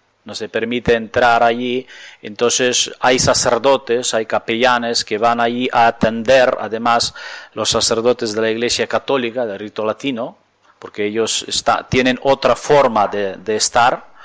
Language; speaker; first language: Spanish; non-native, fluent; Ukrainian